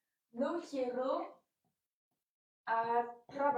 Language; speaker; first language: Spanish; non-native, learner; French